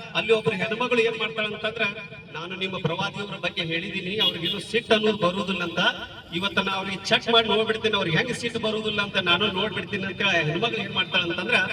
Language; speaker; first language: Kannada; native; Kannada